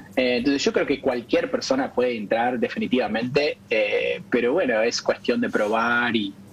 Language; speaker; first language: Spanish; non-native, fluent; English